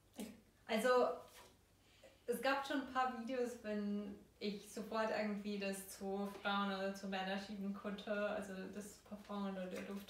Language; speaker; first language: German; non-native, fluent; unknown